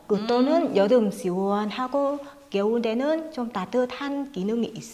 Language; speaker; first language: Korean; non-native, fluent; Vietnamese